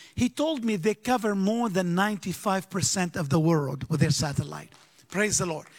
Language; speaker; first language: English; early bilingual, other home language; Arabic